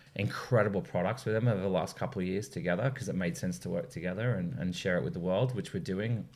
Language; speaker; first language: English; native; English